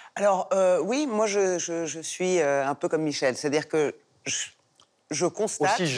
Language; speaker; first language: French; non-native, fluent; Persian